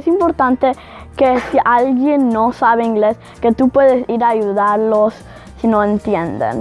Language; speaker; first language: Spanish; early bilingual, heritage; Spanish